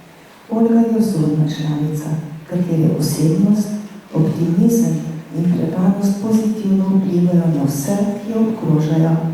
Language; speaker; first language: Slovenian; native; Slovenian